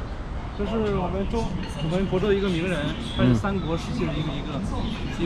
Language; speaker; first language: Chinese; native; Chinese